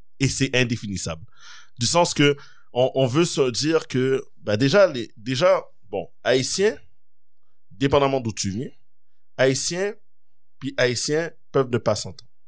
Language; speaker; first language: French; early bilingual, other home language; Kabyle